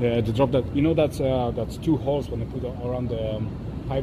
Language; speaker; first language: English; non-native, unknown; Polish